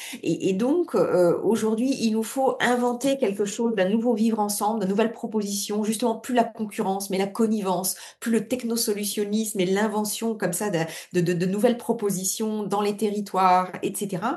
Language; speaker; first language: French; native; French